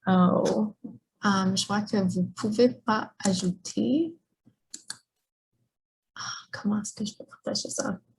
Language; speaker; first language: French; non-native, fluent; English